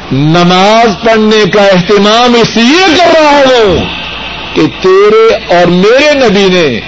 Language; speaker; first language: Urdu; non-native, local second language; Punjabi